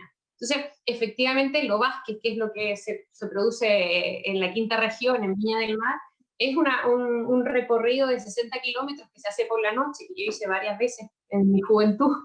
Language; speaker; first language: Spanish; native; Spanish